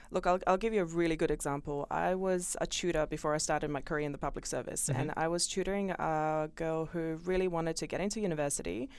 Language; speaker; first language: English; early bilingual, other home language; Bosnian